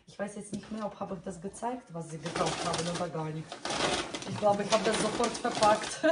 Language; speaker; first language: German; non-native, fluent; Russian